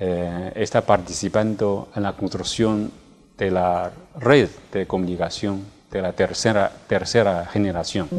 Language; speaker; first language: Spanish; non-native, fluent; Chinese